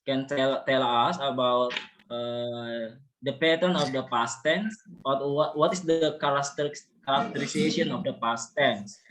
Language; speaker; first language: English; non-native, learner; Indonesian